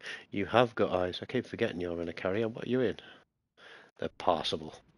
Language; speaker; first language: English; native; English